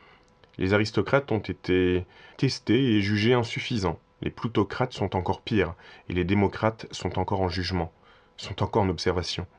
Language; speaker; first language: French; native; French